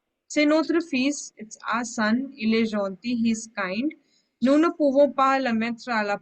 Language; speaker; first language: French; non-native, learner; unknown